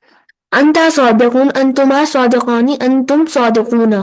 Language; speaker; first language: Arabic; non-native, learner; Urdu